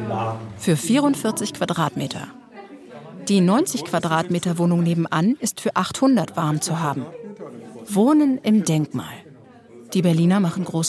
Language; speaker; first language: German; native; German